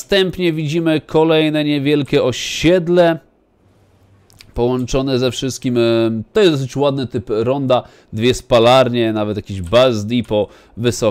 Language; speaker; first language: Polish; native; Polish